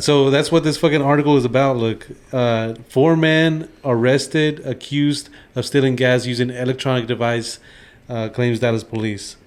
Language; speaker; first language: English; early bilingual, other home language; Spanish